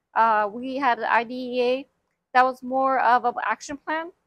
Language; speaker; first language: English; native; English